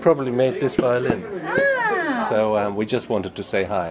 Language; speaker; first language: English; non-native, fluent; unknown